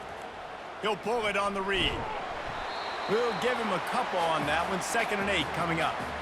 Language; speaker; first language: English; native; English